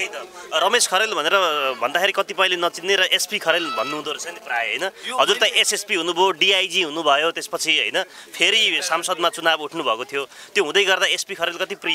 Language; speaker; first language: Nepali; native; Nepali